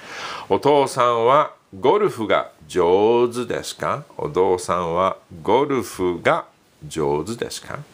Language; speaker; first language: Japanese; non-native, fluent; English